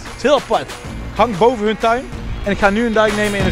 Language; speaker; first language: Dutch; native; Dutch